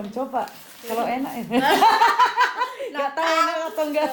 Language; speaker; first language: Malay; early bilingual, heritage; Malay